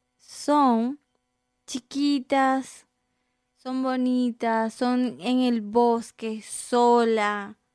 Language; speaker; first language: Spanish; native; Spanish